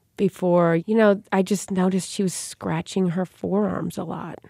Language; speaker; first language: English; native; English